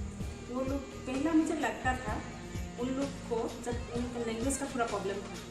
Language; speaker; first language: Hindi; non-native, local second language; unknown